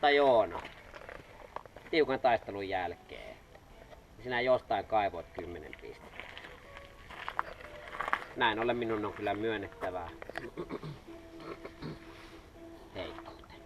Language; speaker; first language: Finnish; native; Finnish